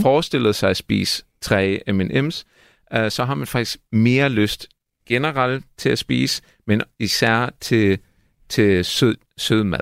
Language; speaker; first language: Danish; non-native, fluent; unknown